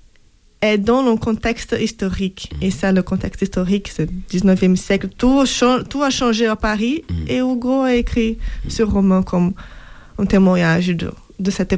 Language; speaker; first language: French; non-native, fluent; Portuguese